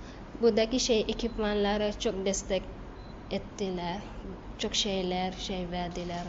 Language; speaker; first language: Turkish; non-native, learner; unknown